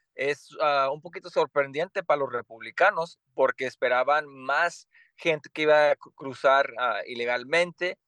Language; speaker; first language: Spanish; early bilingual, heritage; Spanish